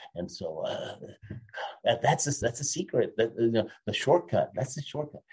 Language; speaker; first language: English; early bilingual, other home language; Spanish